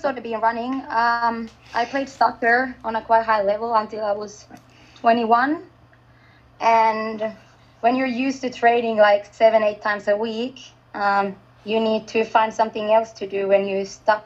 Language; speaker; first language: English; non-native, fluent; Finnish